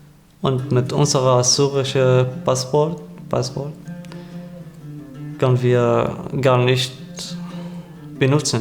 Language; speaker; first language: German; non-native, learner; Arabic